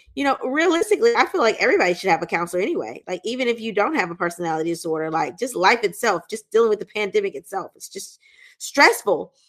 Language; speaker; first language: English; native; English